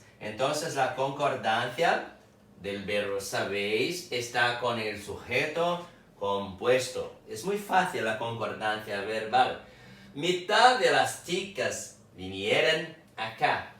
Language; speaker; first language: Spanish; non-native, fluent; Portuguese